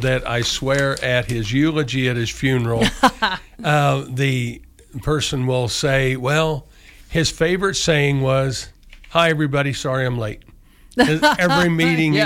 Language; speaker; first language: English; native; English